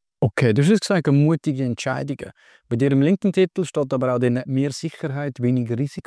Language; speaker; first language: German; native; German